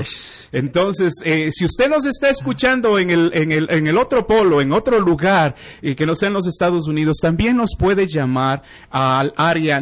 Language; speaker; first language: Spanish; native; Spanish